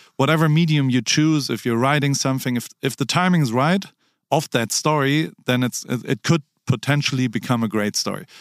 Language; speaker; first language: English; non-native, fluent; German